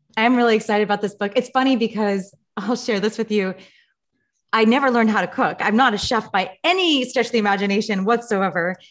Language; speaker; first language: English; native; English